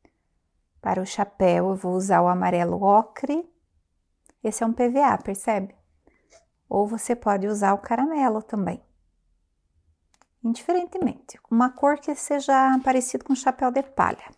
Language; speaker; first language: Portuguese; native; Portuguese